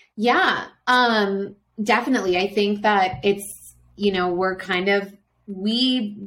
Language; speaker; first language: English; native; English